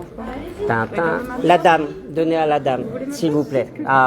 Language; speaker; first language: French; native; French